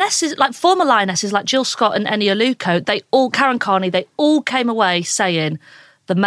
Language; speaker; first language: English; native; English